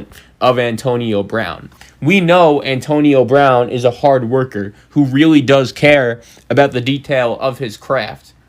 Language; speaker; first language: English; native; English